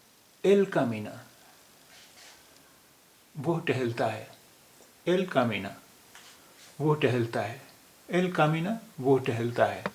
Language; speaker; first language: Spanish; non-native, fluent; Urdu